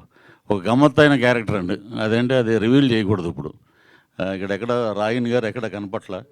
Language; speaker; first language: Telugu; native; Telugu